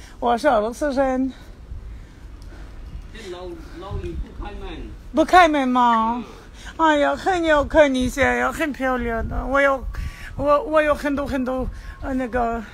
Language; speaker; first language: Chinese; non-native, learner; Russian